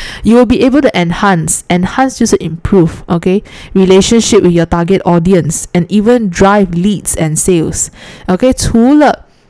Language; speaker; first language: English; non-native, local second language; Chinese